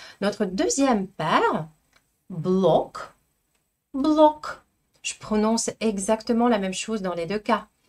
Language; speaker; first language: French; non-native, fluent; Russian